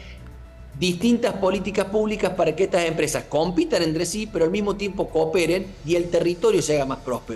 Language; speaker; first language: Spanish; native; Spanish